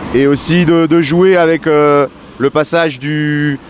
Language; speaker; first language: French; native; French